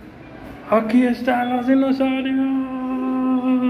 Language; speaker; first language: Spanish; native; Spanish